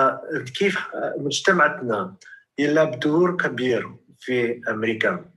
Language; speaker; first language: Arabic; non-native, learner; English